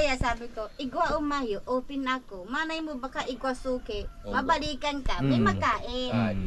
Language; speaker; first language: Filipino; non-native, local second language; Bikol